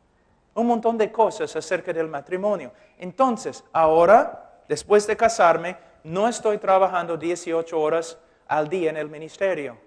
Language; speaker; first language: Spanish; non-native, fluent; English